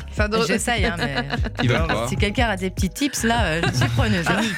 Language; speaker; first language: French; native; French